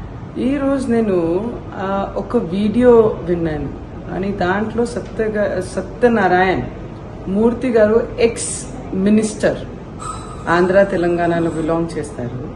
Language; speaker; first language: Telugu; non-native, fluent; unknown